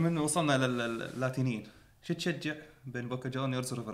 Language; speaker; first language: Arabic; native; Arabic